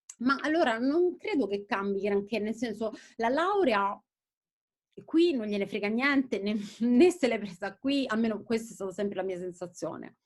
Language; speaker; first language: Italian; native; Italian